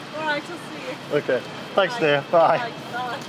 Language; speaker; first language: English; native; English